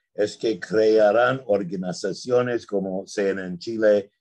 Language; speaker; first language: Spanish; non-native, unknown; English